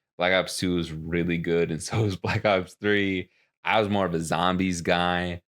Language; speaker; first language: English; native; English